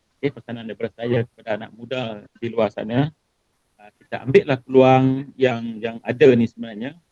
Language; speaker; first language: Malay; native; Malay